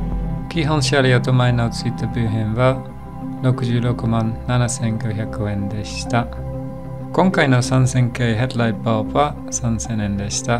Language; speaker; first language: Japanese; non-native, learner; English